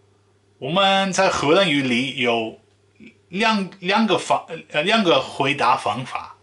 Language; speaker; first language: Chinese; non-native, fluent; Dutch